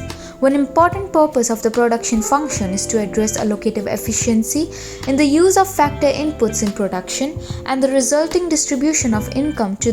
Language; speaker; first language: English; non-native, local second language; Gujarati